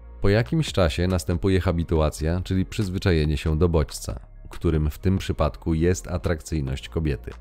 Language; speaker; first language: Polish; native; Polish